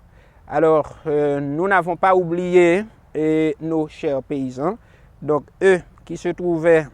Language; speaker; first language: French; non-native, local second language; Haitian Creole